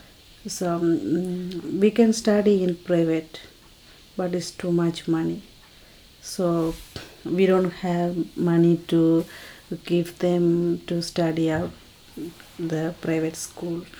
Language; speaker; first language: English; non-native, learner; Tamil